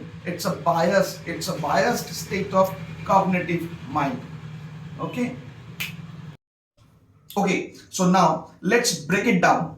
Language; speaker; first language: English; non-native, local second language; Bangla